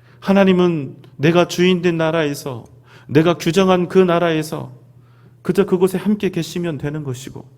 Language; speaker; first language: Korean; native; Korean